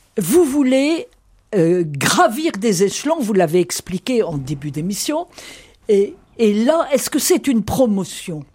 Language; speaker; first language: French; native; French